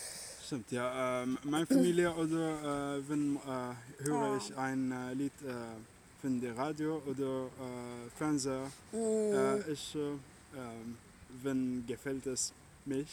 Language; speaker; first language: German; non-native, learner; Arabic